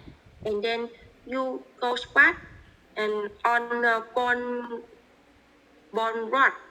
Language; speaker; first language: English; non-native, learner; Vietnamese